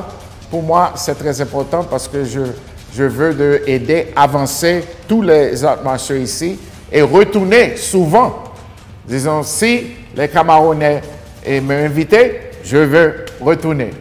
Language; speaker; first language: French; non-native, learner; Haitian Creole